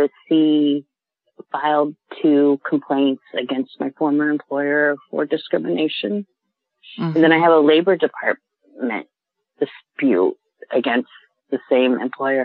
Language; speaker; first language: English; native; English